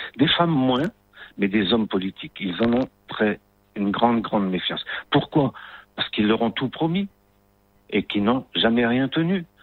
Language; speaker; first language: French; non-native, local second language; Arabic